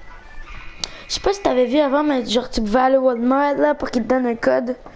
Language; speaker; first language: French; native; French